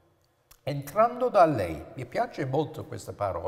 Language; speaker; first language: Italian; non-native, fluent; English